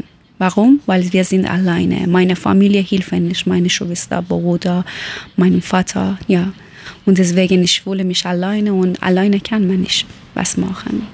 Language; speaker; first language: German; non-native, learner; Persian